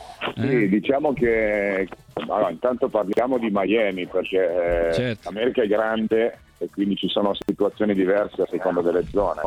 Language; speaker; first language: Italian; native; Italian